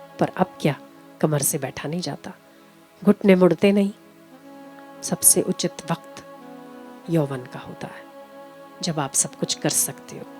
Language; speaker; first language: Hindi; native; Hindi